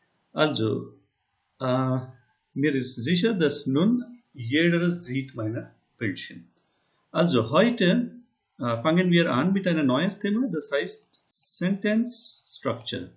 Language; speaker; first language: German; non-native, learner; Hindi